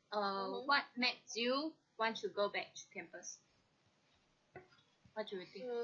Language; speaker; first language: English; non-native, learner; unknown